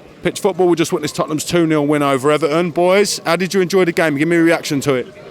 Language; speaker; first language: English; native; English